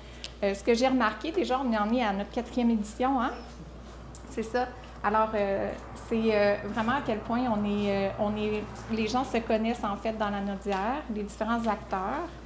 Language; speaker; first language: French; native; French